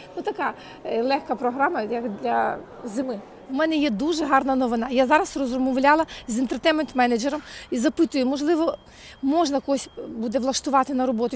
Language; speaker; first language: Ukrainian; native; Ukrainian